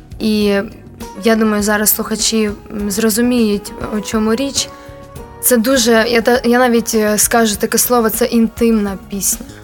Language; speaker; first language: Ukrainian; non-native, local second language; Russian